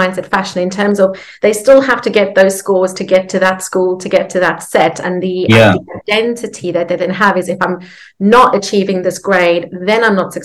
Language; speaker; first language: English; native; English